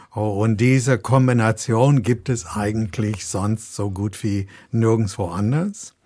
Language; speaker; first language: German; non-native, fluent; English